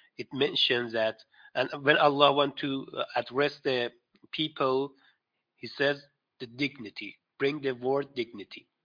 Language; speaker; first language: English; non-native, fluent; Persian